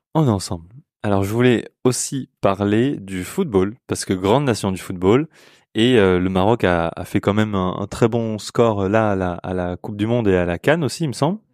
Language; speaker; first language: French; native; French